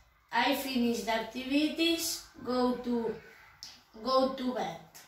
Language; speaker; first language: English; non-native, learner; Catalan